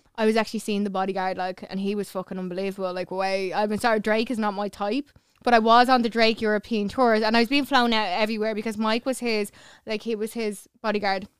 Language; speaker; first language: English; native; English